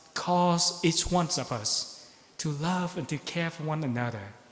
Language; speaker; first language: English; non-native, fluent; Vietnamese